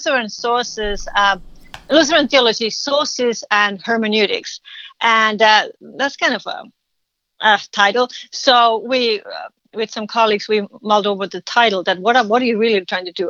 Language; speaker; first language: English; non-native, fluent; Finnish